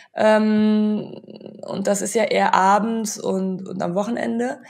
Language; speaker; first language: German; native; German